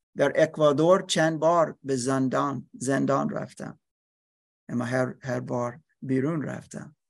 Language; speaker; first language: Persian; non-native, learner; English